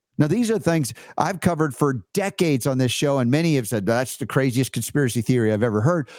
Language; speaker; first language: English; native; English